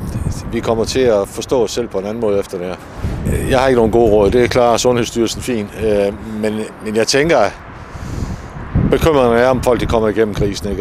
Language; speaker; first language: Danish; native; Danish